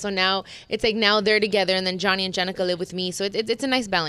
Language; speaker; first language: English; early bilingual, other home language; Spanish